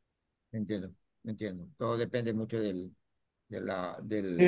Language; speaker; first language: Spanish; native; Spanish